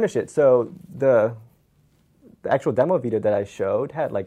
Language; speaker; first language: English; non-native, fluent; Dutch